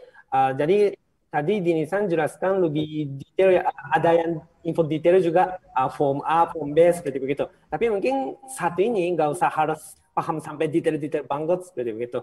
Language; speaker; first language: Indonesian; non-native, fluent; Japanese